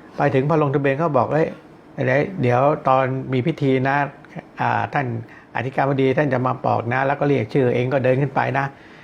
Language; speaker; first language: Thai; native; Thai